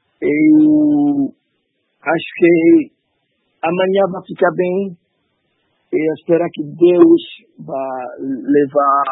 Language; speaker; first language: Portuguese; non-native, learner; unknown